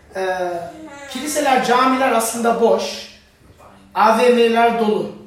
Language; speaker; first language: Turkish; non-native, fluent; German